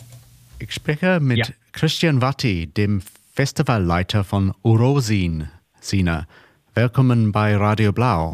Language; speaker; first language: German; non-native, learner; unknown